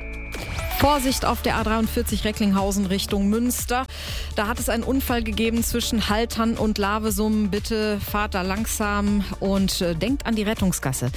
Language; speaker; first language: German; native; German